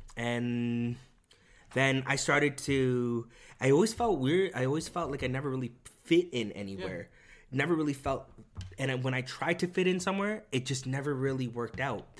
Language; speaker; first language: English; non-native, fluent; Korean